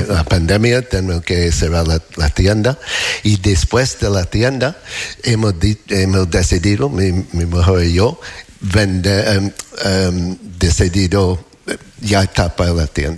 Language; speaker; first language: Spanish; non-native, learner; English